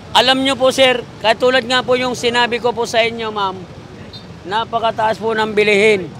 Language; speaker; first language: Filipino; native; Filipino